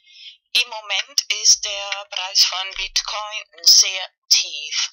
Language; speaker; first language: German; non-native, fluent; Spanish